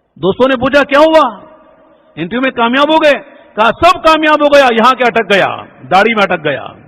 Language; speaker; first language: Urdu; native; Urdu